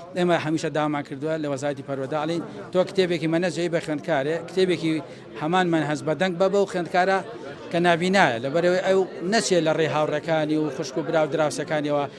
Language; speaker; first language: Central Kurdish; native; Central Kurdish